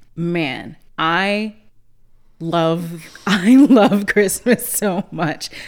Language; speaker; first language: English; native; English